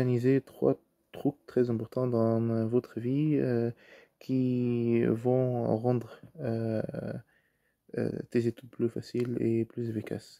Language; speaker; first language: French; non-native, fluent; Arabic